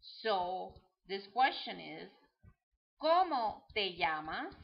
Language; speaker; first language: Spanish; non-native, fluent; English